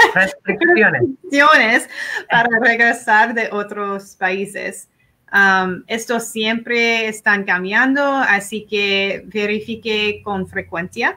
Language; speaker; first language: Spanish; non-native, learner; English